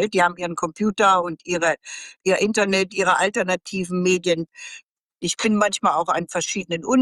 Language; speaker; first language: German; native; German